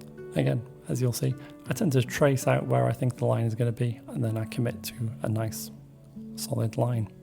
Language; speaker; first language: English; native; English